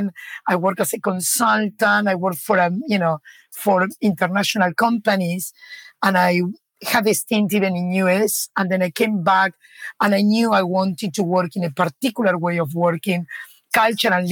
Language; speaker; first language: English; non-native, fluent; Spanish